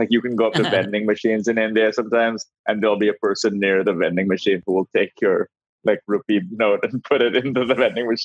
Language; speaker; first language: English; non-native, local second language; Hindi